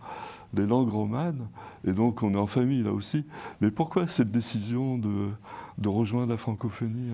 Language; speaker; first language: French; native; French